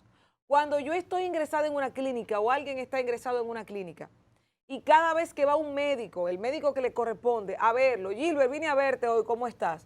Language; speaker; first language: Spanish; native; Spanish